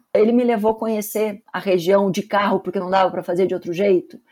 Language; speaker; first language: Portuguese; native; Portuguese